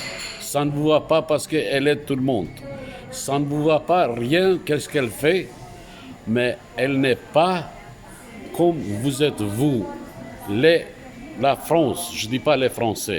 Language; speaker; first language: French; non-native, fluent; Turkish